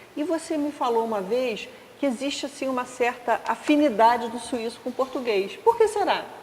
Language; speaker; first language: Portuguese; native; Portuguese